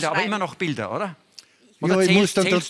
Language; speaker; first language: German; native; German